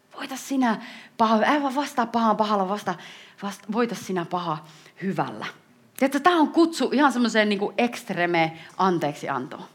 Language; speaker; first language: Finnish; native; Finnish